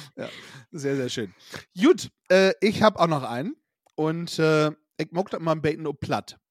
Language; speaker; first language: German; native; German